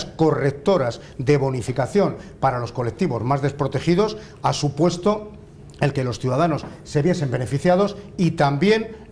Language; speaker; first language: Spanish; native; Spanish